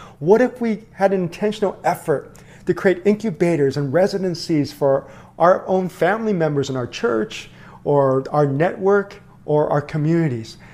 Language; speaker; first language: English; early bilingual, other home language; Korean